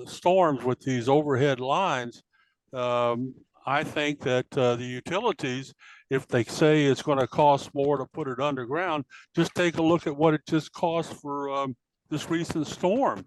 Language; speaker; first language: English; native; English